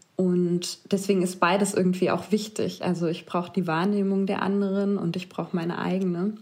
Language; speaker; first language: German; native; German